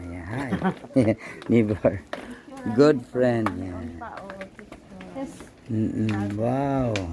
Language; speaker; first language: English; non-native, local second language; Filipino